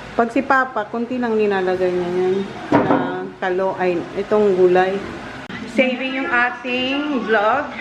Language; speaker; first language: Filipino; non-native, local second language; Bikol